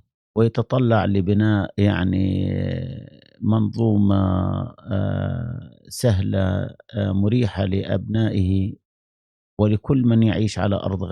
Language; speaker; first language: Arabic; native; Arabic